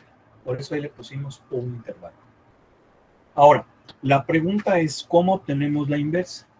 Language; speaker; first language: Spanish; native; Spanish